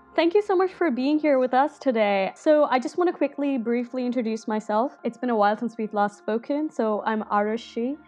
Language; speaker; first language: English; non-native, local second language; Hindi